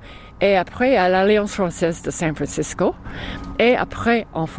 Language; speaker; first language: French; non-native, fluent; English